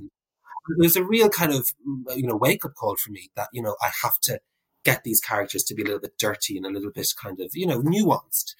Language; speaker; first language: English; native; English